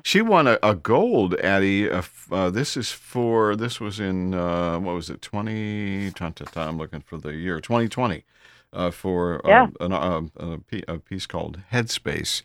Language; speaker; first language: English; native; English